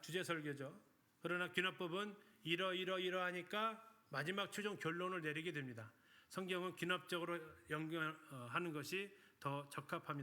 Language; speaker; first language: Korean; native; Korean